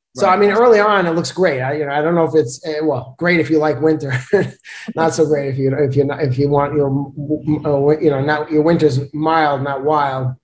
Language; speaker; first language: English; native; English